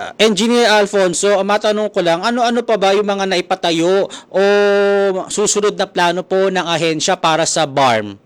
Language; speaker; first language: Filipino; native; Filipino